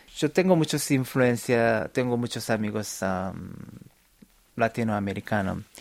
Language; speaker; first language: Spanish; non-native, fluent; Korean